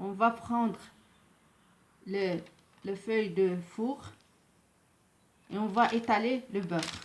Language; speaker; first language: French; non-native, local second language; Arabic